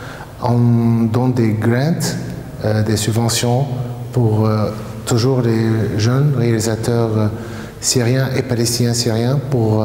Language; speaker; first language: French; non-native, fluent; Arabic